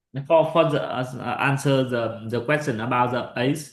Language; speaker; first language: English; non-native, learner; Vietnamese